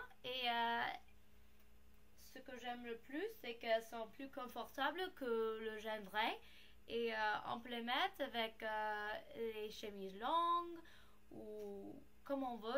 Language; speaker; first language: French; non-native, learner; English